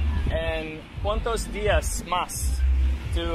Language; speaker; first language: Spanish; non-native, learner; English